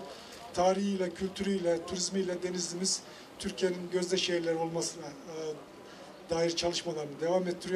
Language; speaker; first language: Turkish; native; Turkish